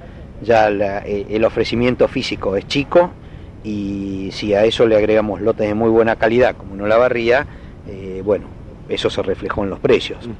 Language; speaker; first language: Spanish; native; Spanish